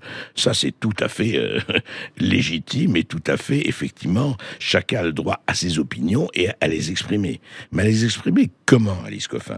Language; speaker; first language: French; native; French